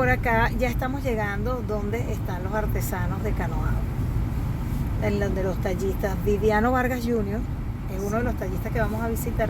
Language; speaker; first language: Spanish; native; Spanish